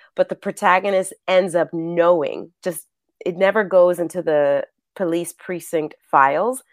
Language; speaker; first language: English; early bilingual, other home language; Spanish